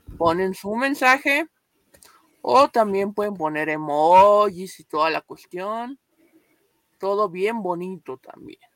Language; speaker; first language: Spanish; native; Spanish